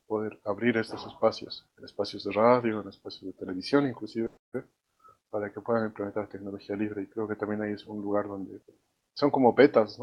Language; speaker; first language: Spanish; native; Spanish